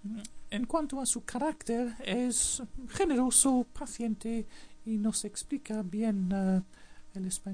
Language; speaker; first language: Spanish; non-native, fluent; English